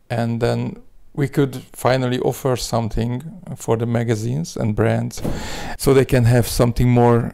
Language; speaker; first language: English; non-native, fluent; Hungarian